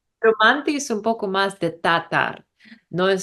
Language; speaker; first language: Spanish; non-native, learner; English